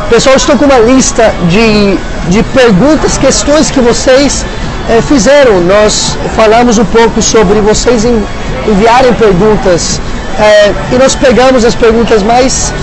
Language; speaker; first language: Portuguese; non-native, fluent; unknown